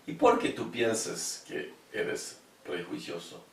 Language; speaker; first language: Spanish; non-native, fluent; French